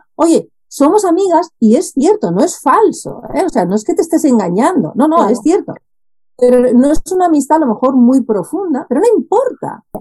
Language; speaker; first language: Spanish; native; Spanish